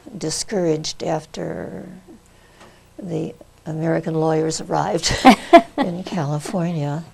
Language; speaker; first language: English; native; English